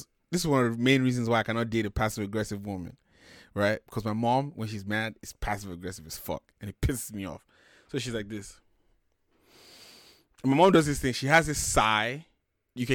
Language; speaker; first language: English; non-native, local second language; Yoruba